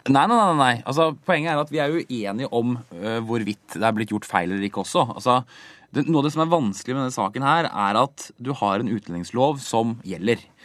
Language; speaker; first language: Norwegian; native; Norwegian